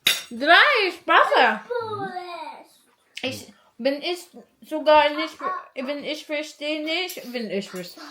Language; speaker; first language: German; non-native, learner; Filipino